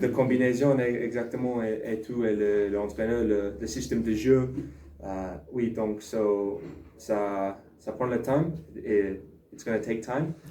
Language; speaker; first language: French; non-native, learner; English